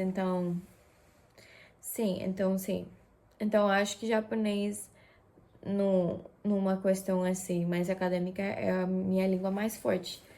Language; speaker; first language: Portuguese; non-native, fluent; Japanese